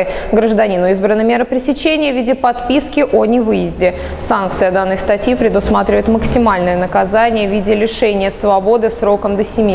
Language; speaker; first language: Russian; native; Russian